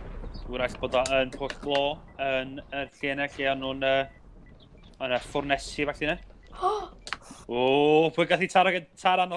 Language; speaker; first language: Welsh; native; Welsh